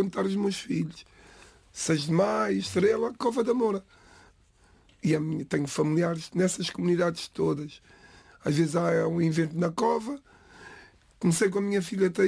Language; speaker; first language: Portuguese; non-native, local second language; Kabuverdianu